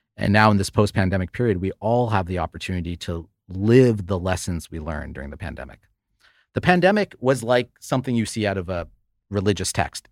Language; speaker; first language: English; native; English